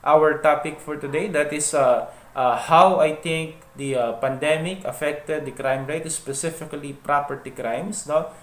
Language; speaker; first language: English; non-native, local second language; Filipino